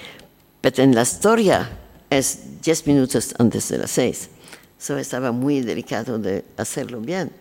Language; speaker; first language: Spanish; non-native, learner; French